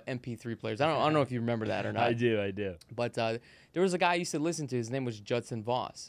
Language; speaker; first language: English; native; English